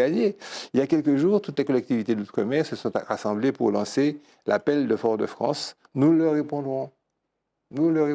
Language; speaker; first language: French; native; French